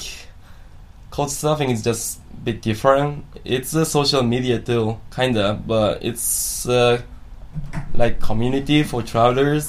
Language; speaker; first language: English; non-native, fluent; Japanese